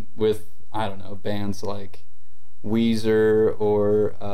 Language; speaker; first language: English; native; English